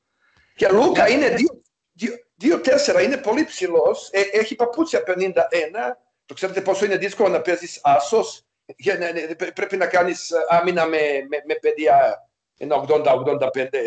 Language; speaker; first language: Greek; non-native, learner; Serbian